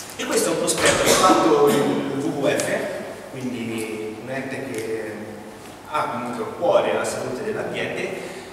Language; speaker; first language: Italian; native; Italian